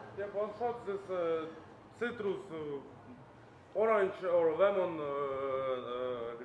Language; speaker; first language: English; non-native, learner; Ukrainian